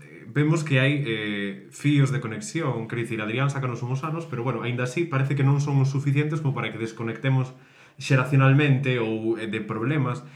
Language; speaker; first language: Galician; non-native, local second language; Spanish